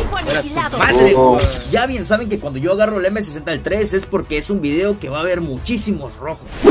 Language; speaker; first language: Spanish; native; Spanish